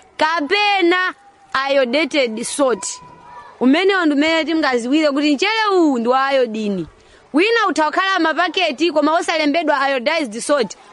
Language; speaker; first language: Nyanja; non-native, local second language; Tumbuka